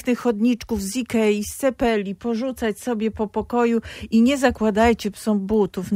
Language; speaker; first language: Polish; native; Polish